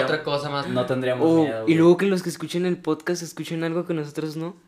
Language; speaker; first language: Spanish; native; Spanish